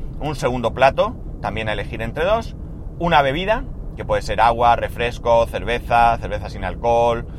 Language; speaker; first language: Spanish; native; Spanish